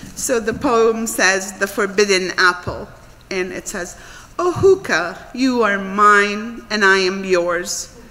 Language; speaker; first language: English; non-native, fluent; Arabic